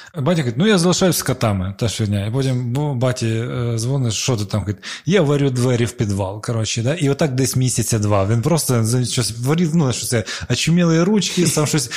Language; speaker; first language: Ukrainian; non-native, local second language; Russian